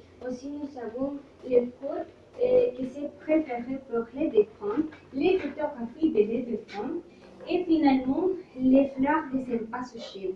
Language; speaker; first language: French; non-native, learner; Spanish